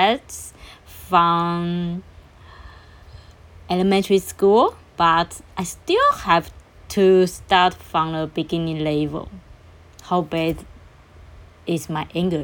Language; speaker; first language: English; non-native, learner; Chinese